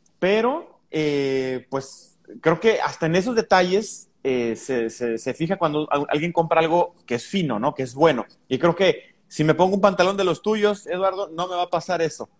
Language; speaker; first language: Spanish; native; Spanish